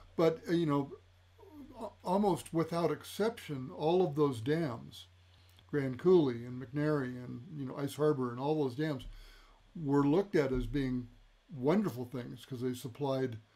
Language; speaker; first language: English; native; English